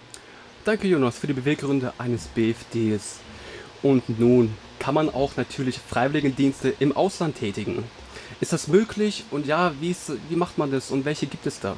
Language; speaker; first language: German; early bilingual, other home language; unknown